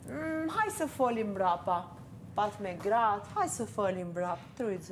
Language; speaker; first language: Albanian; early bilingual, heritage; Albanian